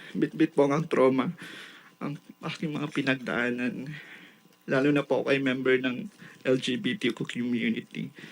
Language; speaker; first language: Filipino; non-native, local second language; Waray